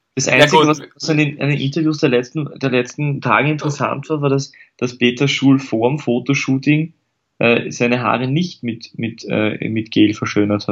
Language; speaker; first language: German; native; German